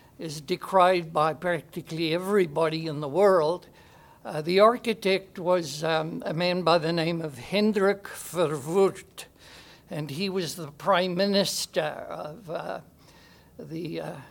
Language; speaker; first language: English; native; English